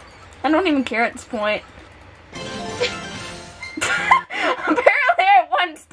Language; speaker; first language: English; native; English